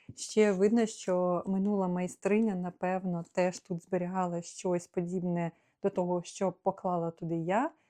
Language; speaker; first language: Ukrainian; non-native, local second language; Russian